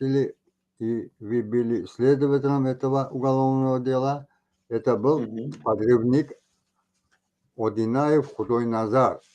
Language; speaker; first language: Russian; non-native, local second language; Tajik